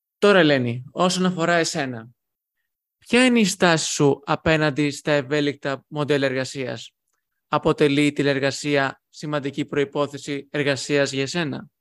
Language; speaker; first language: Greek; native; Greek